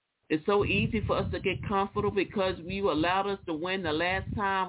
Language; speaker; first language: English; native; English